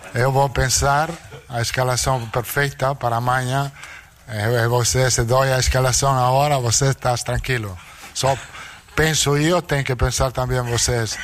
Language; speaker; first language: Portuguese; non-native, learner; Italian